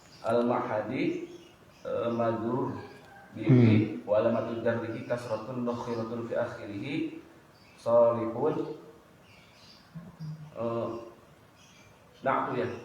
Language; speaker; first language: Arabic; non-native, learner; Indonesian